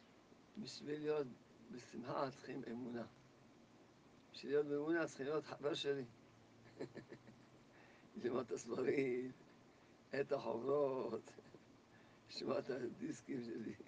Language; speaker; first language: Hebrew; early bilingual, other home language; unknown